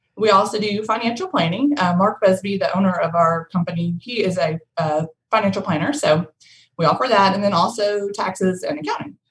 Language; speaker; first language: English; native; English